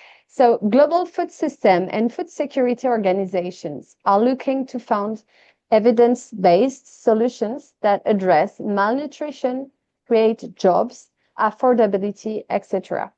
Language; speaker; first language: English; non-native, fluent; French